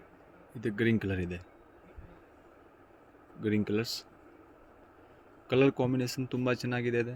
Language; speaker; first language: Kannada; non-native, local second language; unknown